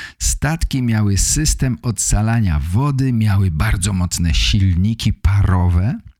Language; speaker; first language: Polish; native; Polish